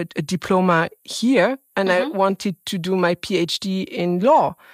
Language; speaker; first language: English; non-native, fluent; French